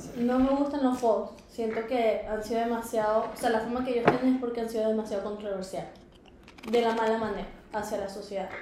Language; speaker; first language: Spanish; early bilingual, heritage; Spanish